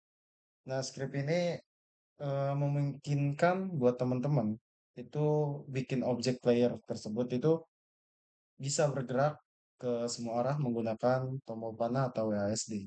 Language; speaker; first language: Indonesian; native; Indonesian